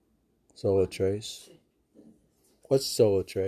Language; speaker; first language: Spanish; non-native, learner; English